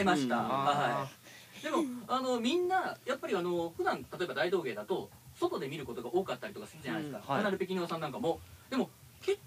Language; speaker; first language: Japanese; native; Japanese